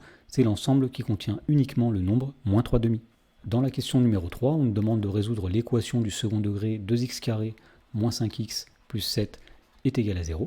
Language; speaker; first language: French; native; French